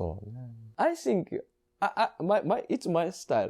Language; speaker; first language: English; non-native, learner; Japanese